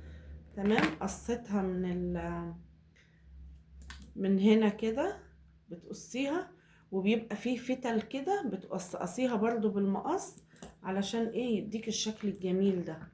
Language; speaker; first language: Arabic; native; Arabic